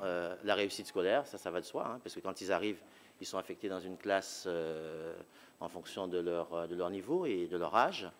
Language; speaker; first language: French; native; French